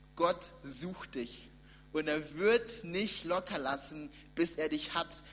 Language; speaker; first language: German; native; German